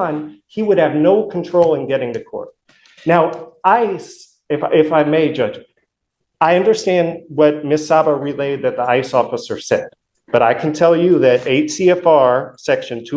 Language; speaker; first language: English; native; English